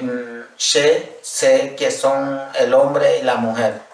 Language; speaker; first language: Spanish; non-native, local second language; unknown